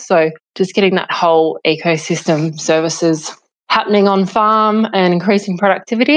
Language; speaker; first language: English; native; English